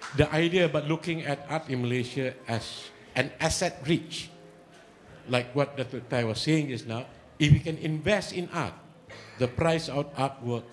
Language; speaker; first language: English; non-native, local second language; Malay